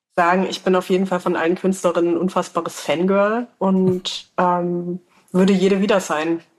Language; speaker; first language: German; native; German